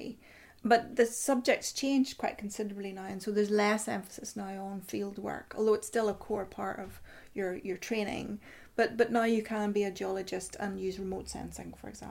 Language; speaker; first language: English; native; English